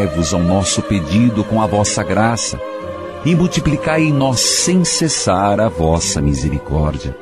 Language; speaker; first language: Portuguese; native; Portuguese